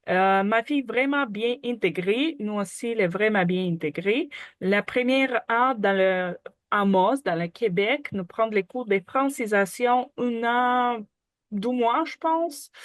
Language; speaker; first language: French; non-native, learner; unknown